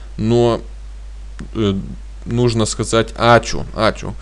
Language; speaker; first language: Russian; non-native, fluent; Lithuanian